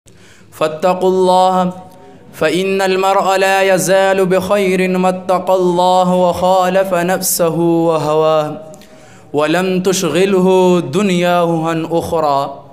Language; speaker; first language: Arabic; non-native, fluent; Urdu